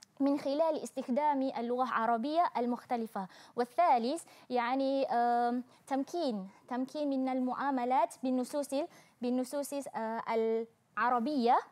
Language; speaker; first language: Arabic; non-native, fluent; Malay